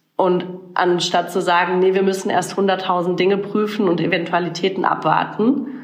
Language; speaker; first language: German; native; German